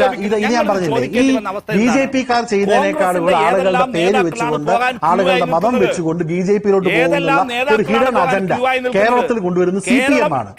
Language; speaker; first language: Malayalam; native; Malayalam